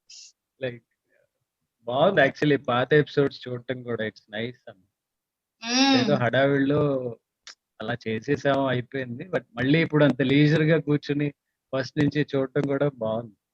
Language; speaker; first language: Telugu; native; Telugu